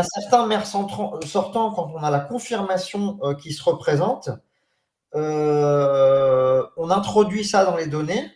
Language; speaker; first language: French; native; French